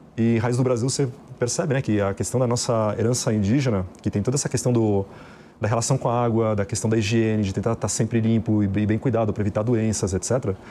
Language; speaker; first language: Portuguese; native; Portuguese